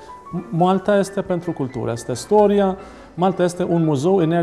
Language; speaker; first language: Romanian; non-native, learner; Maltese